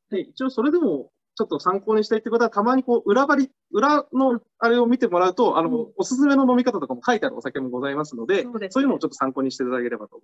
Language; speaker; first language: Japanese; native; Japanese